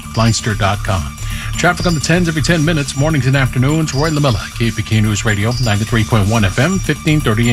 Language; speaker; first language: English; native; English